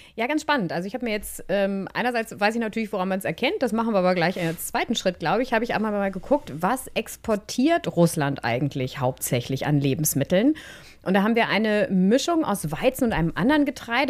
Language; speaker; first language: German; native; German